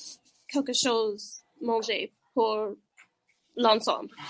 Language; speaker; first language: French; non-native, learner; English